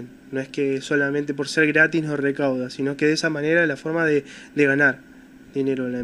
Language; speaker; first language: Spanish; native; Spanish